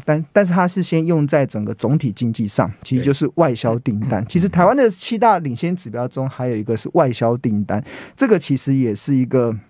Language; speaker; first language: Chinese; native; Chinese